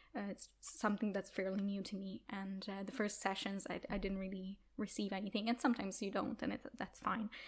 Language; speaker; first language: English; non-native, fluent; Italian